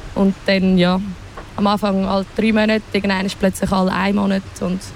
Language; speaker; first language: German; native; German